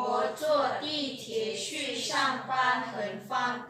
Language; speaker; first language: Chinese; non-native, learner; Lao